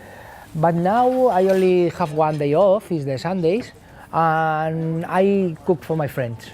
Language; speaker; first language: English; non-native, learner; Spanish